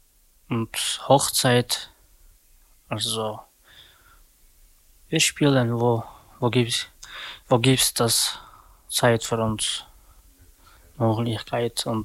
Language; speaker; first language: German; non-native, learner; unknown